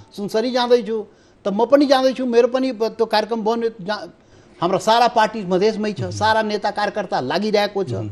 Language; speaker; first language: Nepali; non-native, local second language; Maithili